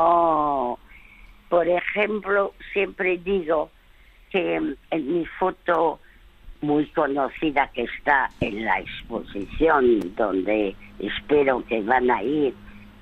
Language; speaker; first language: Spanish; early bilingual, other home language; French